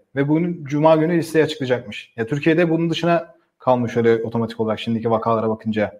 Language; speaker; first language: Turkish; native; Turkish